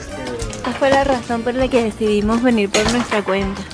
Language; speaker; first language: Spanish; native; Spanish